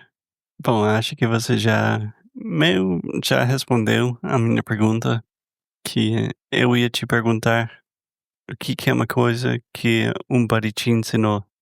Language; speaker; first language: Portuguese; non-native, fluent; English